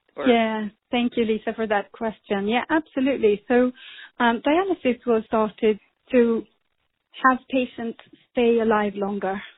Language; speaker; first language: English; non-native, fluent; Swedish